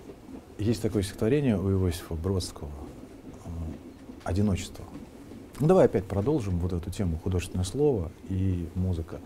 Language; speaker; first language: Russian; native; Russian